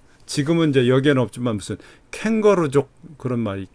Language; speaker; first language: Korean; native; Korean